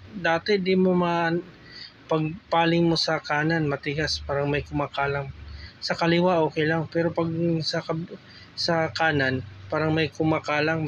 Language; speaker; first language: Filipino; native; Filipino